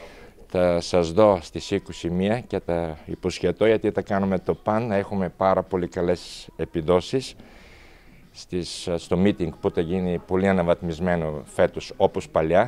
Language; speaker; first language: Greek; non-native, fluent; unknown